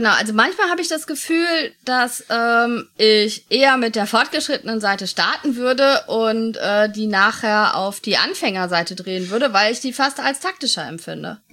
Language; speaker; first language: German; native; German